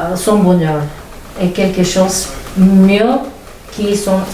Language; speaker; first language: French; non-native, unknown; Bulgarian